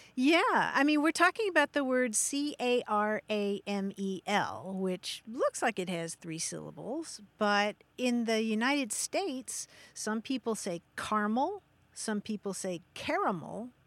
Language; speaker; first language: English; native; English